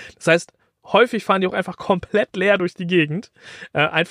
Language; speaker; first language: German; native; German